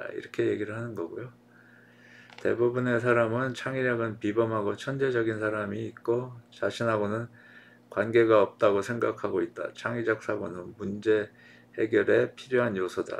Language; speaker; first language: Korean; native; Korean